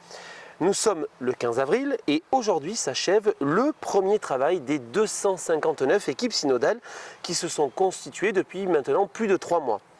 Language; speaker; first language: French; native; French